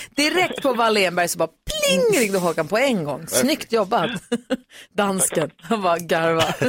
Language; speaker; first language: Swedish; native; Swedish